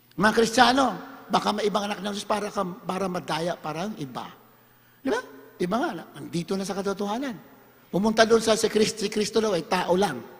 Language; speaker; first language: Filipino; non-native, local second language; Hiligaynon